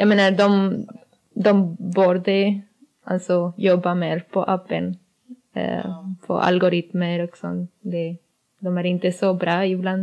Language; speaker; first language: Swedish; non-native, learner; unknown